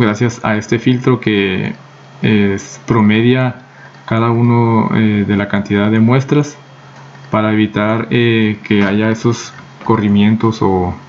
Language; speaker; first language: Spanish; native; Spanish